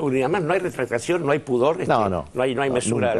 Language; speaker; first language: Spanish; native; Spanish